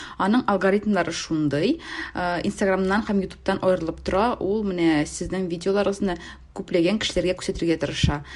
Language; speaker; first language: Tatar; native; Tatar